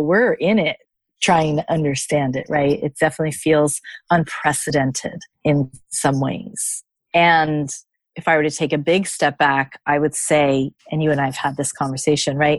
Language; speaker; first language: English; native; English